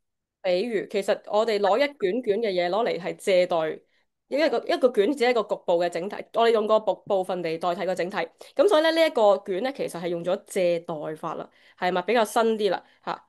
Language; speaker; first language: Cantonese; native; Cantonese